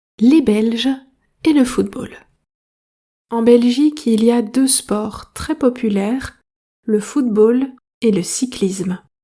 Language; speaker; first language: French; native; French